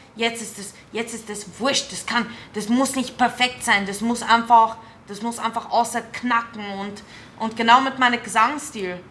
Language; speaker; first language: German; non-native, fluent; English